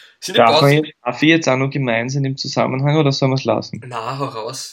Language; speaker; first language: German; native; German